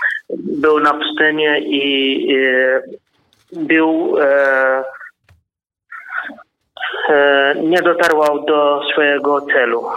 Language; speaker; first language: Polish; non-native, learner; Kurdish